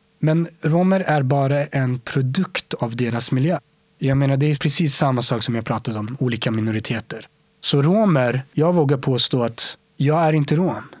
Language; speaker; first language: Swedish; early bilingual, other home language; Romany